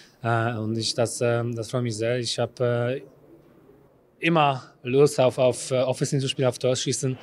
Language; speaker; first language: German; non-native, fluent; Polish